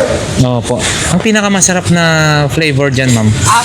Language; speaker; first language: Filipino; native; Filipino